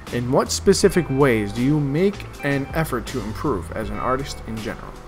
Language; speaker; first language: English; native; English